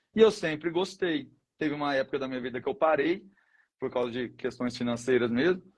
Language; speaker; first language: Portuguese; native; Portuguese